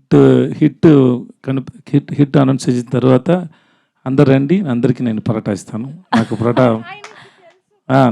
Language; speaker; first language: Telugu; non-native, learner; Tamil